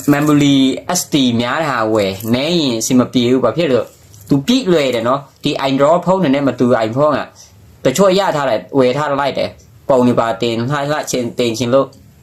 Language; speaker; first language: Burmese; non-native, local second language; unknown